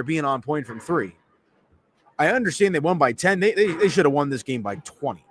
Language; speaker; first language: English; native; English